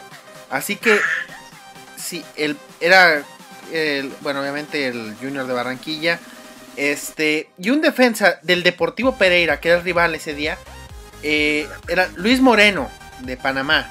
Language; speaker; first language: Spanish; native; Spanish